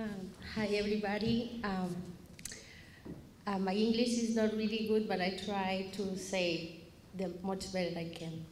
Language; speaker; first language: English; non-native, learner; Spanish